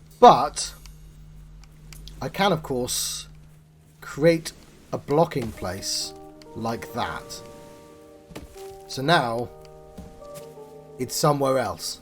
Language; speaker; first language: English; native; English